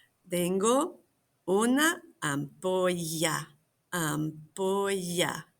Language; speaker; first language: Spanish; non-native, fluent; English